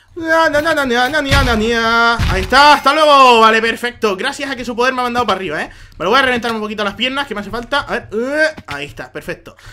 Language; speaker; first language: Spanish; native; Spanish